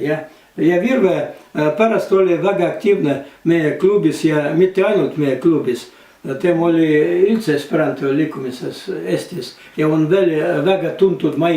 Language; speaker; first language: Estonian; non-native, learner; Russian